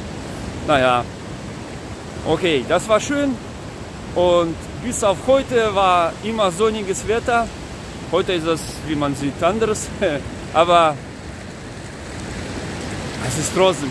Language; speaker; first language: German; non-native, fluent; Russian